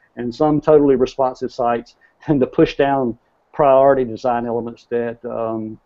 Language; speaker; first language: English; native; English